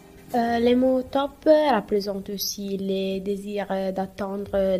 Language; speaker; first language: French; non-native, learner; Italian